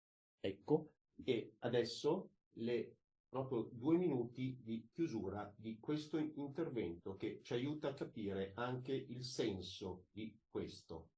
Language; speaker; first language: Italian; native; Italian